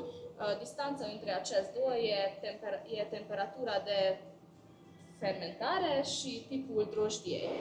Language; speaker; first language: Romanian; non-native, local second language; Hungarian